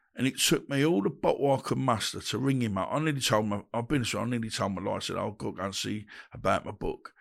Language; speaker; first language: English; native; English